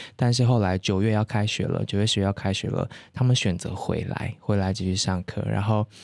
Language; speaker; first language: Chinese; native; Chinese